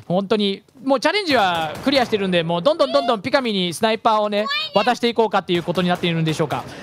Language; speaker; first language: Japanese; early bilingual, heritage; Japanese